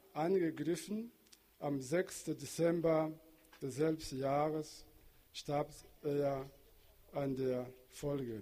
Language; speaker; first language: German; non-native, fluent; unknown